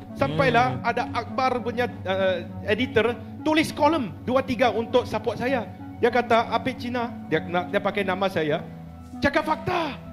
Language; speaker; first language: Malay; non-native, local second language; Chinese